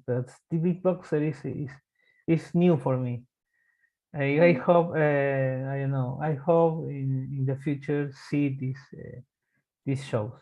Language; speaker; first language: English; non-native, learner; Spanish